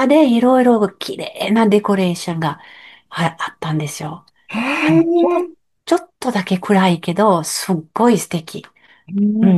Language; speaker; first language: Japanese; non-native, learner; French